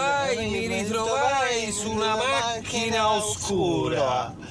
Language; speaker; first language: Italian; native; Italian